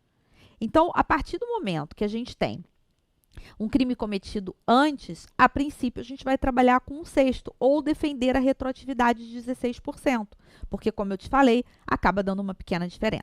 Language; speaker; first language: Portuguese; native; Portuguese